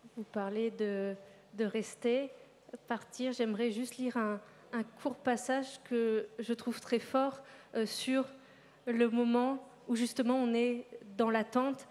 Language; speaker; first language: French; native; French